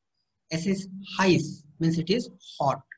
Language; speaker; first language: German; non-native, fluent; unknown